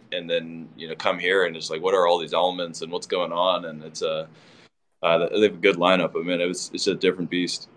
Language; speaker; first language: English; native; English